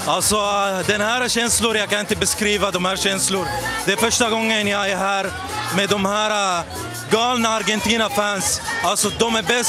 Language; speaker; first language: Swedish; non-native, learner; Arabic